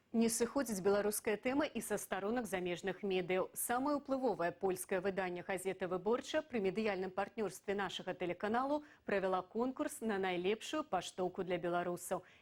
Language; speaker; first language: Belarusian; native; Belarusian